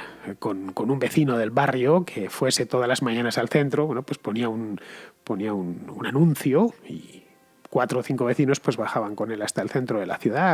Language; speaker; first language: Spanish; native; Spanish